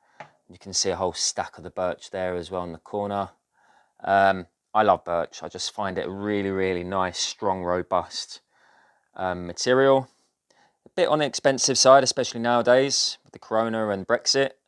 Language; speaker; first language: English; native; English